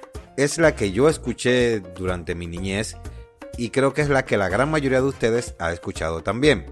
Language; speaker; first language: Spanish; native; Spanish